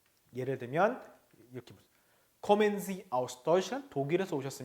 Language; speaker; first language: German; non-native, fluent; Korean